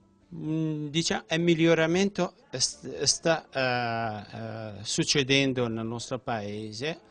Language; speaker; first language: Italian; non-native, fluent; Central Kurdish